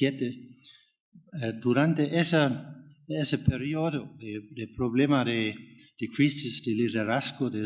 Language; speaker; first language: Spanish; non-native, fluent; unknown